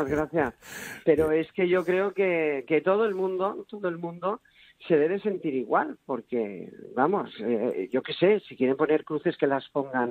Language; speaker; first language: Spanish; native; Spanish